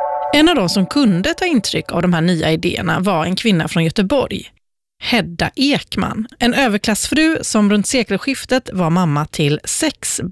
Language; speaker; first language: Swedish; native; Swedish